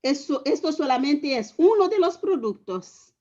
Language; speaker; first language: Spanish; non-native, fluent; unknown